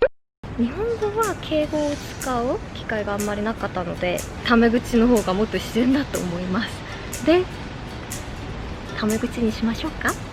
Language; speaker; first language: Japanese; non-native, fluent; Korean